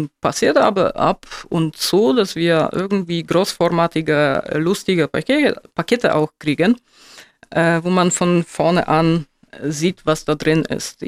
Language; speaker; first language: German; non-native, fluent; Polish